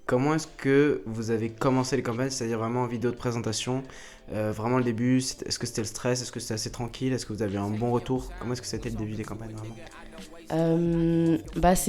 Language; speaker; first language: French; native; French